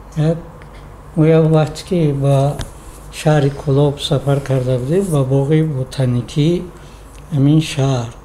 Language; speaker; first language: Tajik; native; Tajik